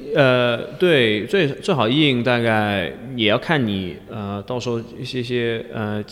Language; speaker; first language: Chinese; non-native, fluent; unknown